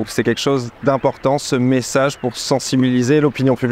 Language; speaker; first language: French; native; French